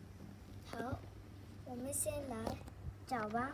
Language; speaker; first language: Chinese; non-native, learner; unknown